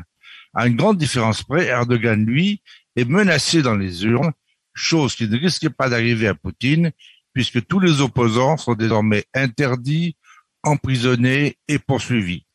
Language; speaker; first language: French; native; French